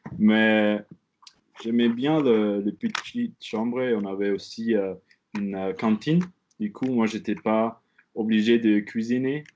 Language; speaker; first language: French; non-native, learner; German